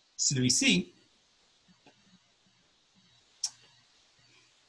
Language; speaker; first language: French; non-native, learner; English